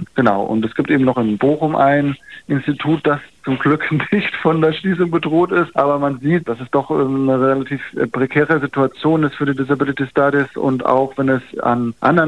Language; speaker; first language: German; native; German